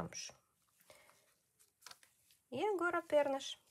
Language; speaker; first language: Portuguese; non-native, learner; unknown